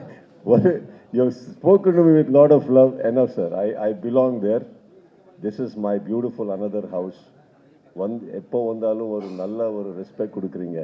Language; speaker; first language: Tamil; non-native, local second language; Kannada